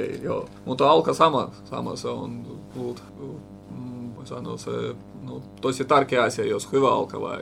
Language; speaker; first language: Finnish; non-native, learner; Russian